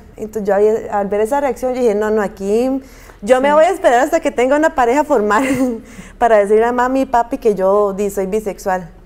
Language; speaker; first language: Spanish; native; Spanish